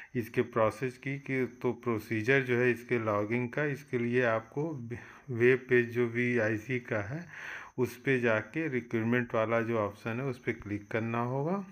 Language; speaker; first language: Hindi; native; Hindi